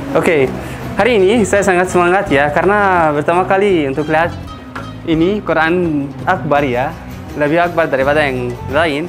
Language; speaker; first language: Indonesian; non-native, learner; Arabic